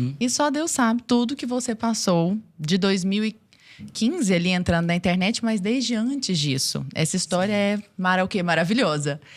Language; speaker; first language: Portuguese; native; Portuguese